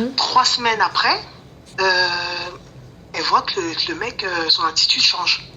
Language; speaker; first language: French; early bilingual, other home language; Lingala